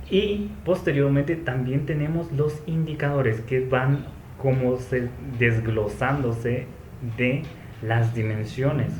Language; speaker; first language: Spanish; native; Spanish